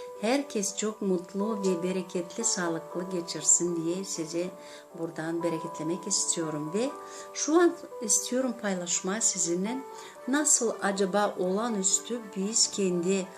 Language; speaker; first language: Turkish; non-native, learner; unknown